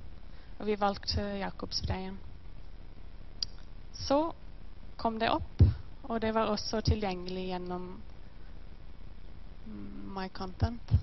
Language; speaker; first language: Norwegian; non-native, learner; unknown